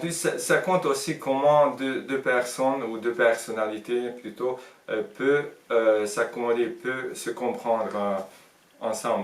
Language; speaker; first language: French; non-native, fluent; Hungarian